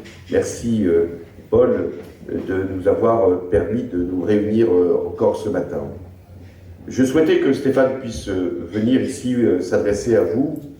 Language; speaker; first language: French; native; French